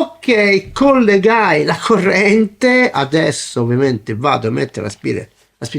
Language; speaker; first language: Italian; native; Italian